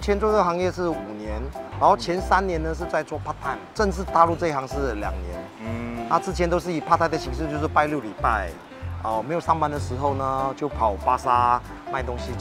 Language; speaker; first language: Chinese; native; Chinese